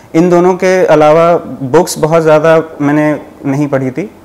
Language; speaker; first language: Hindi; native; Hindi